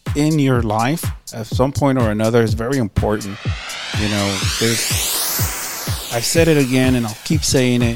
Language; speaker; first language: English; early bilingual, other home language; Spanish